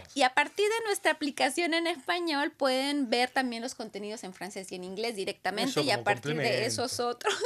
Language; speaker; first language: Spanish; native; Spanish